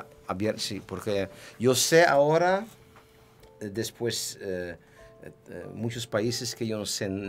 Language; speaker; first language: Spanish; non-native, learner; Dutch